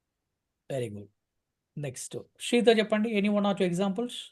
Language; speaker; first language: English; non-native, local second language; Telugu